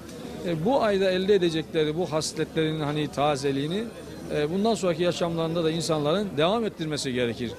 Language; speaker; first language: Turkish; native; Turkish